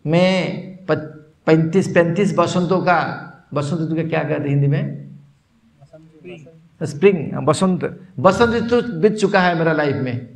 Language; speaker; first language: Hindi; non-native, local second language; Odia